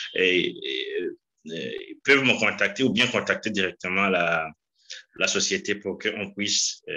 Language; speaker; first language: French; non-native, local second language; Rundi